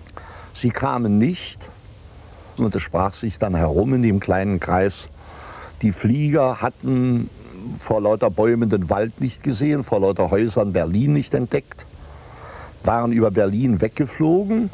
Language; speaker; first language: German; native; German